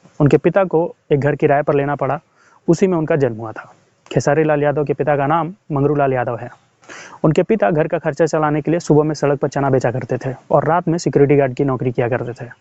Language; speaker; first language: Hindi; native; Hindi